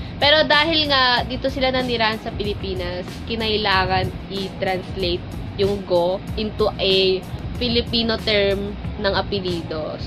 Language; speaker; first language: Filipino; native; Filipino